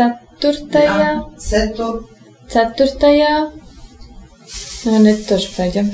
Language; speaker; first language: Latvian; non-native, local second language; Russian